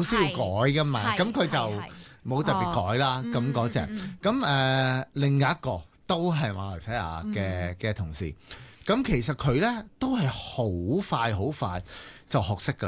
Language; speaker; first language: Cantonese; native; Cantonese